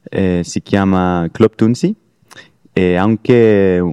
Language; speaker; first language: Italian; non-native, learner; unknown